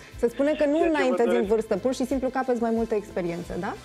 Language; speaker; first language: Romanian; native; Romanian